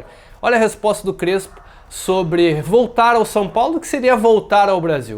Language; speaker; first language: Portuguese; native; Portuguese